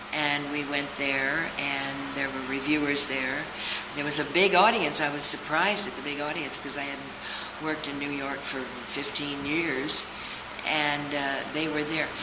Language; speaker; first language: English; native; English